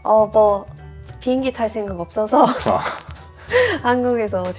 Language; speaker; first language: Korean; non-native, fluent; Swedish